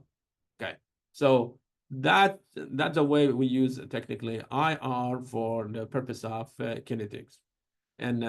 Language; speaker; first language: English; non-native, fluent; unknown